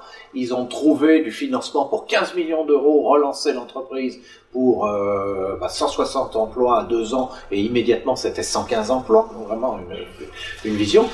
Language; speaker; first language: French; native; French